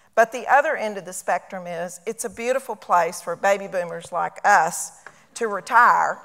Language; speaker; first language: English; native; English